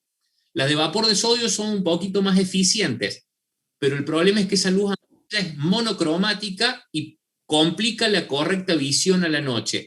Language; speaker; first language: Spanish; native; Spanish